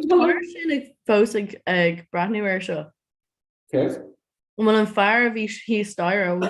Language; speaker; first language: Irish; non-native, local second language; English